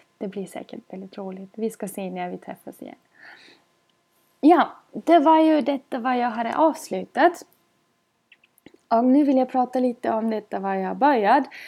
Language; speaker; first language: Swedish; non-native, fluent; German